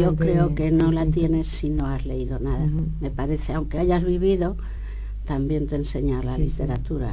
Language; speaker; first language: Spanish; native; Spanish